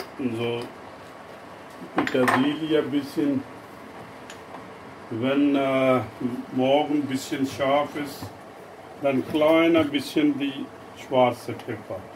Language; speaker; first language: German; non-native, learner; Urdu